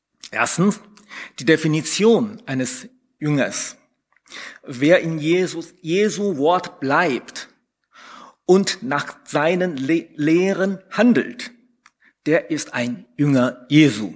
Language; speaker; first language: German; non-native, fluent; Chinese